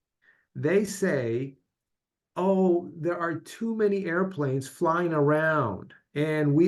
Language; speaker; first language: English; non-native, fluent; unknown